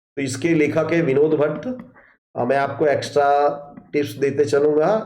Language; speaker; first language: Hindi; non-native, local second language; Gujarati